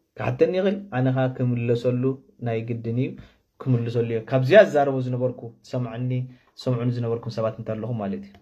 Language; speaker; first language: Tigrinya; non-native, local second language; Afar